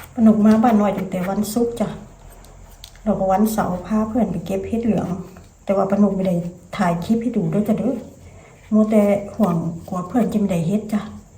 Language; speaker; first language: Thai; native; Thai